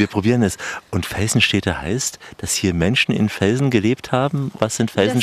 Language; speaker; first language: German; native; German